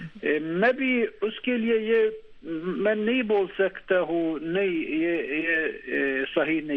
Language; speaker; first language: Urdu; non-native, learner; Turkish